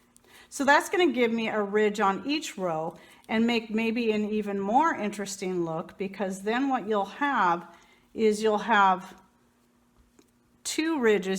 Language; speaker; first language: English; native; English